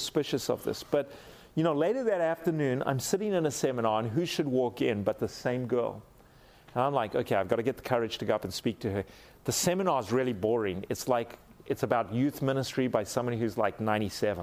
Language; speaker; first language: English; native; English